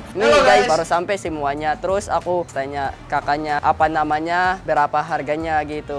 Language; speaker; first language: Indonesian; non-native, learner; Filipino